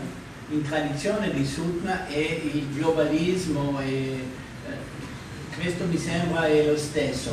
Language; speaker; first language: Italian; non-native, fluent; German